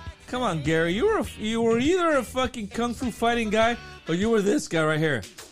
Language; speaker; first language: English; native; English